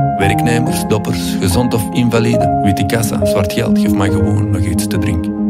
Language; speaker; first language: Dutch; native; Dutch